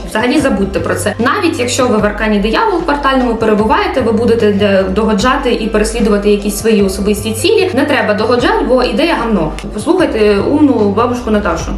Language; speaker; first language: Ukrainian; non-native, local second language; Russian